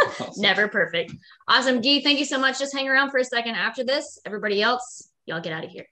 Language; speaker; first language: English; native; English